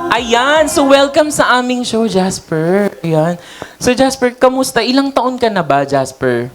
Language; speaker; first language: Filipino; native; Filipino